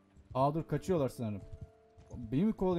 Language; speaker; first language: Turkish; native; Turkish